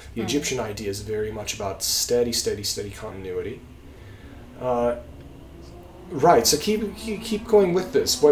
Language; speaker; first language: English; native; English